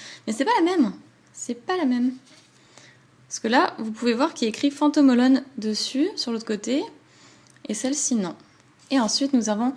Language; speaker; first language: French; native; French